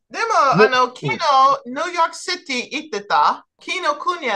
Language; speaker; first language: Japanese; non-native, learner; English